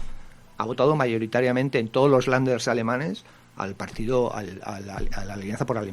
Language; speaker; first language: Spanish; native; Spanish